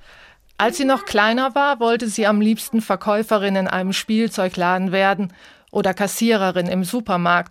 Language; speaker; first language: German; native; German